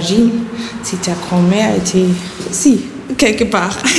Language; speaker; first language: French; non-native, fluent; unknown